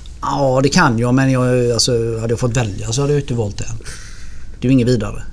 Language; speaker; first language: Swedish; native; Swedish